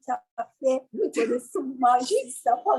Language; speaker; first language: Portuguese; non-native, learner; Persian